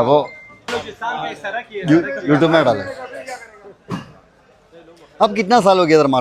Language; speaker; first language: Hindi; non-native, local second language; Malayalam